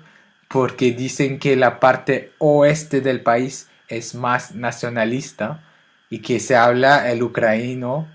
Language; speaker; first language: Spanish; non-native, fluent; French